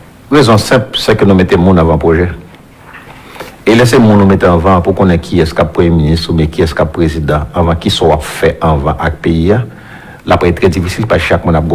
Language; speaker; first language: French; non-native, local second language; Haitian Creole